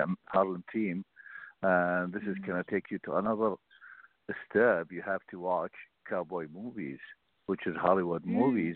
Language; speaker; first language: English; non-native, learner; Arabic